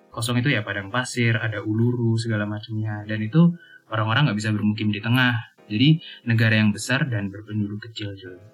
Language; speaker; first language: Indonesian; non-native, local second language; Javanese